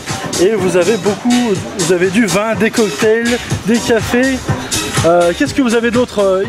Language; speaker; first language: French; native; French